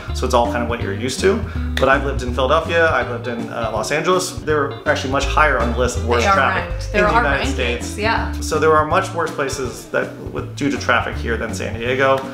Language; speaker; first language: English; native; English